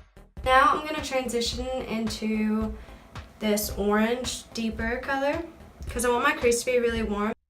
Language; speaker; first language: English; native; English